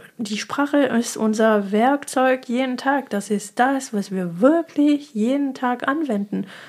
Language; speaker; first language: German; non-native, fluent; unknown